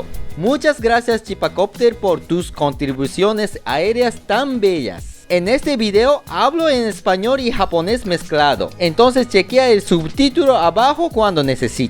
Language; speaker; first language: Spanish; non-native, fluent; Japanese